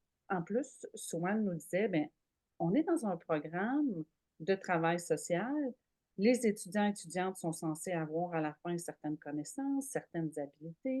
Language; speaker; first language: French; native; French